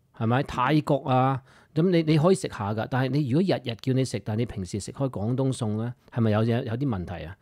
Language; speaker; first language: Cantonese; early bilingual, heritage; Cantonese